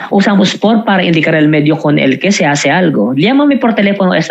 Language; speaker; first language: Spanish; non-native, fluent; Filipino